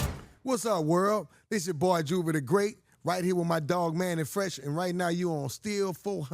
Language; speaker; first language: English; native; English